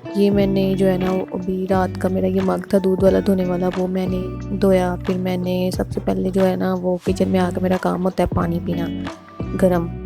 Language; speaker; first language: Urdu; native; Urdu